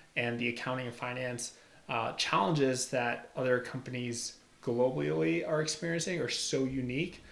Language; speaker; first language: English; early bilingual, other home language; Albanian